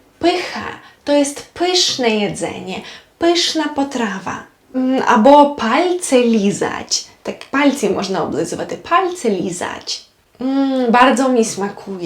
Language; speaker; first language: Polish; non-native, fluent; Ukrainian